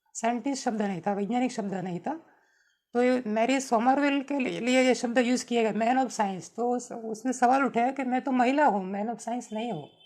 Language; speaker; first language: Hindi; non-native, local second language; Gujarati